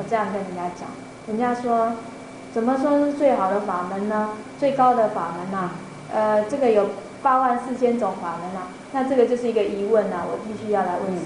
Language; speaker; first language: Chinese; native; Chinese